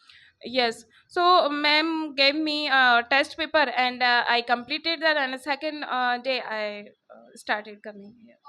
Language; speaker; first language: English; non-native, local second language; Hindi